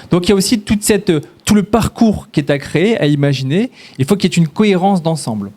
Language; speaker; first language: French; native; French